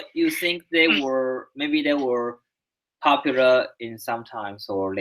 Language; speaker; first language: English; non-native, learner; Chinese